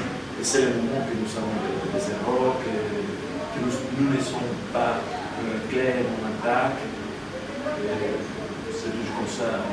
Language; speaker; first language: French; non-native, learner; Spanish